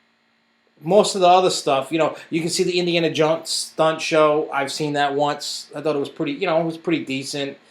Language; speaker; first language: English; native; English